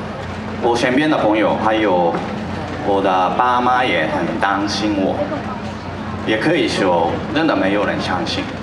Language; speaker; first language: Chinese; non-native, fluent; Japanese